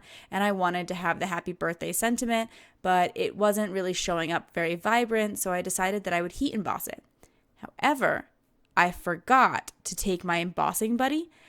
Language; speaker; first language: English; native; English